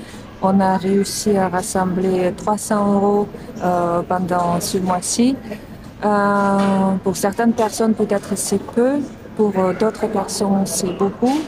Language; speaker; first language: French; non-native, fluent; Russian